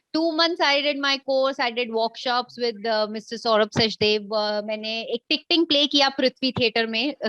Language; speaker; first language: Hindi; native; Hindi